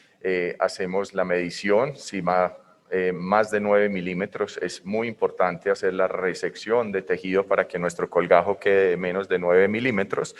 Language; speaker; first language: Spanish; native; Spanish